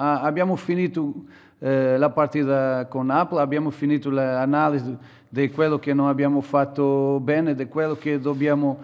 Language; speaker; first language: Italian; non-native, learner; Portuguese